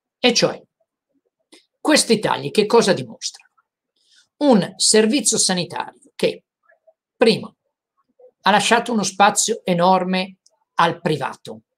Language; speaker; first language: Italian; native; Italian